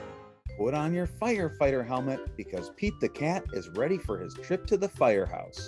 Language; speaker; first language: English; native; English